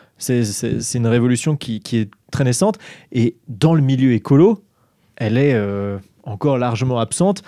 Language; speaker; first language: French; native; French